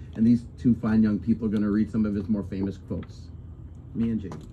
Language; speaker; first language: English; native; English